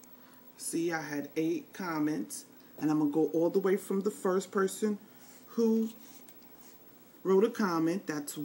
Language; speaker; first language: English; native; English